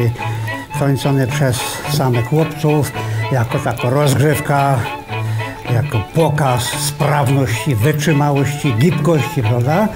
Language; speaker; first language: Polish; native; Polish